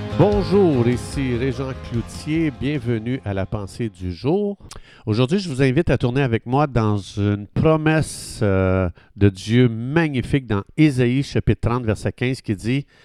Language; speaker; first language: French; native; French